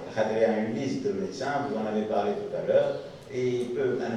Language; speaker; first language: French; non-native, local second language; Arabic